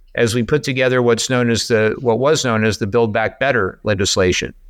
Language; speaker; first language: English; native; English